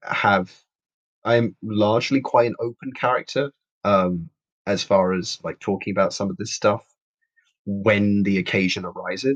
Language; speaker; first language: English; native; English